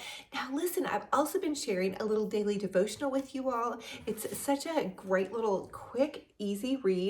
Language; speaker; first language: English; native; English